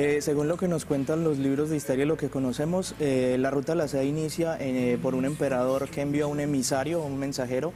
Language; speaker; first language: Spanish; native; Spanish